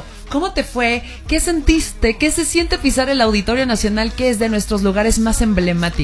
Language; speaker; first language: Spanish; native; Spanish